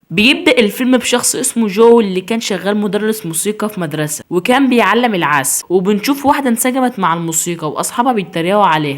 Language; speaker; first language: Arabic; native; Arabic